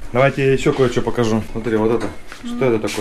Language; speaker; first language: Russian; native; Russian